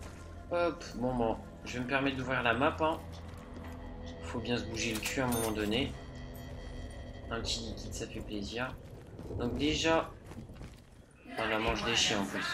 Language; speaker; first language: French; native; French